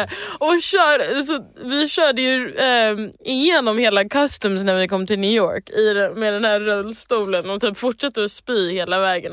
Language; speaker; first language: Swedish; early bilingual, heritage; English